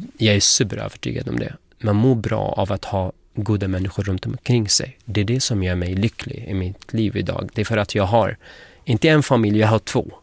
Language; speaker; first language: Swedish; non-native, fluent; Arabic